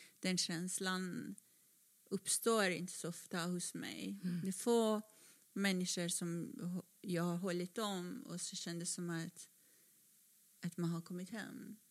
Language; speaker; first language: Swedish; non-native, fluent; Persian